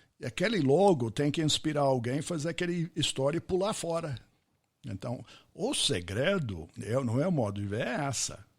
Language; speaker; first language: Portuguese; non-native, fluent; English